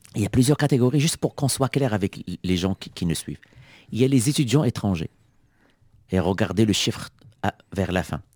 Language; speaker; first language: French; non-native, local second language; Arabic